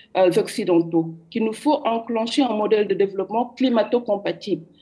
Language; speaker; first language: French; non-native, local second language; Wolof